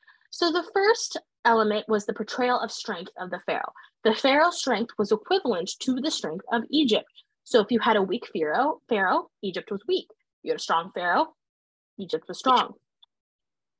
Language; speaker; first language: English; native; English